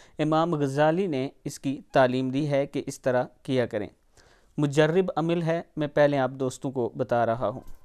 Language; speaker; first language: Urdu; non-native, local second language; Punjabi